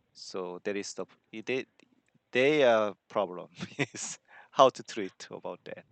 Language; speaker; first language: English; non-native, learner; Korean